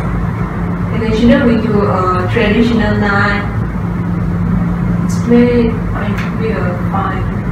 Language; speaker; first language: English; non-native, local second language; Malay